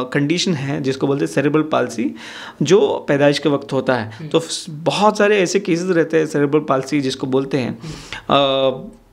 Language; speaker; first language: Hindi; native; Hindi